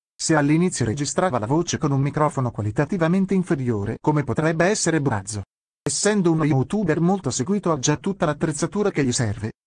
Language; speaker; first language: Italian; native; Italian